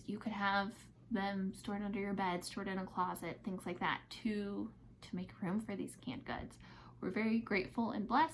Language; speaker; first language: English; native; English